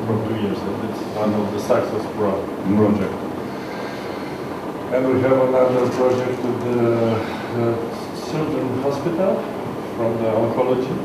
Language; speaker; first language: English; non-native, learner; Romanian